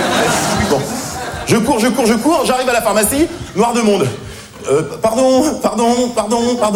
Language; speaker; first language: French; native; French